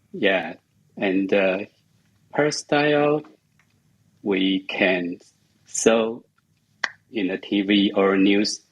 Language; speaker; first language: English; non-native, learner; Chinese